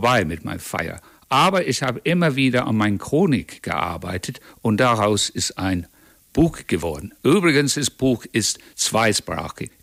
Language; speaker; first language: German; non-native, fluent; English